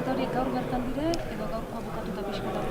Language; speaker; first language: Basque; native; Basque